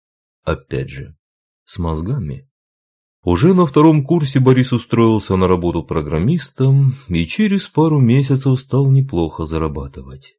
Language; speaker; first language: Russian; native; Russian